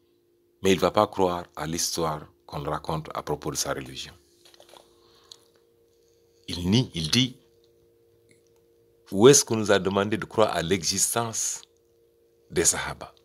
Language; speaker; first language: French; native; French